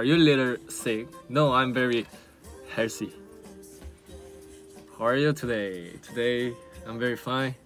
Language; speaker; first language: English; non-native, learner; Korean